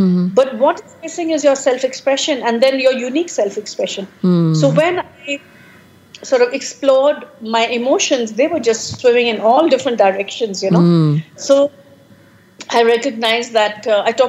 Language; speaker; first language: English; non-native, local second language; Punjabi